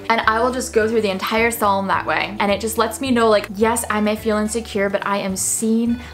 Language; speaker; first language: English; native; English